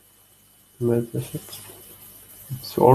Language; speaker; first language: English; non-native, learner; Russian